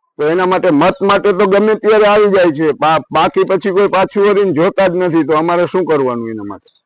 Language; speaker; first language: Gujarati; native; Gujarati